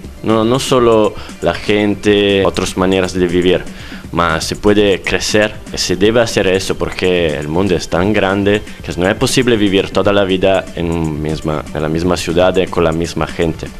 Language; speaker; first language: Spanish; non-native, fluent; Italian